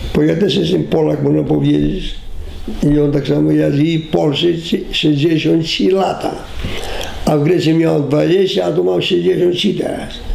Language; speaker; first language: Polish; non-native, fluent; Greek